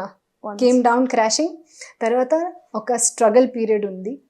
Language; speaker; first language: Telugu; non-native, local second language; Hindi